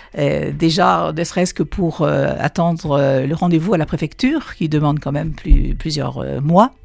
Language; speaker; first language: French; native; French